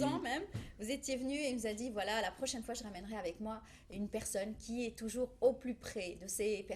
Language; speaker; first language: French; native; French